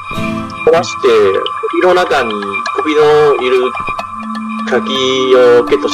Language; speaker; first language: Japanese; non-native, learner; Chinese